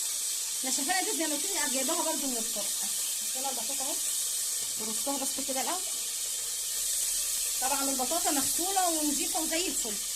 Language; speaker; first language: Arabic; native; Arabic